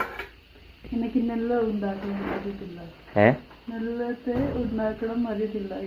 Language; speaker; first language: Malayalam; non-native, learner; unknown